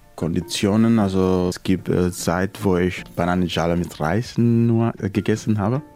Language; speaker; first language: German; non-native, learner; Spanish